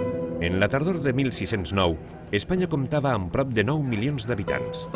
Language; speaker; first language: Catalan; native; Catalan